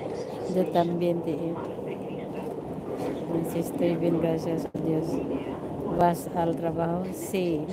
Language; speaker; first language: Spanish; non-native, learner; Filipino